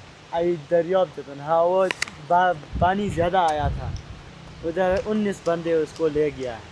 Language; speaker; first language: Hindi; non-native, local second language; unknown